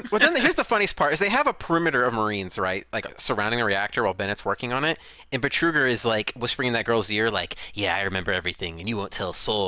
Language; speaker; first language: English; native; English